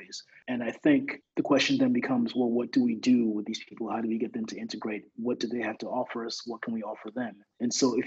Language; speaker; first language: English; non-native, local second language; Yoruba